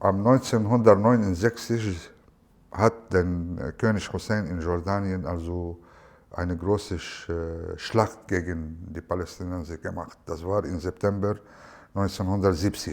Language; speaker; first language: German; non-native, fluent; Arabic